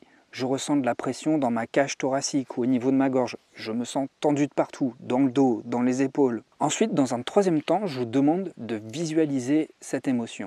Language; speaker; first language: French; native; French